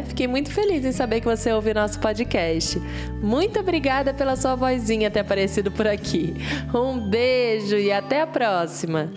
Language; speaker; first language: Portuguese; native; Portuguese